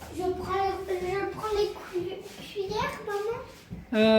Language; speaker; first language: French; native; French